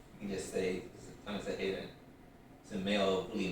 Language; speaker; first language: Chinese; non-native, learner; English